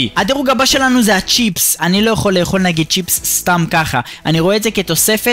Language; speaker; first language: Hebrew; native; Hebrew